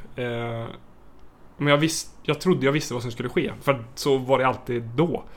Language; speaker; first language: Swedish; native; Swedish